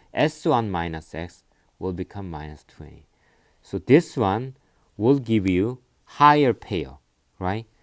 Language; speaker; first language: English; non-native, fluent; Korean